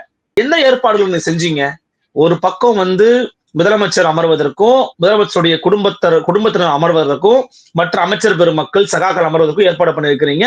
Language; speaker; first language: Tamil; native; Tamil